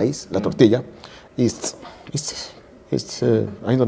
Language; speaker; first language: English; non-native, learner; Spanish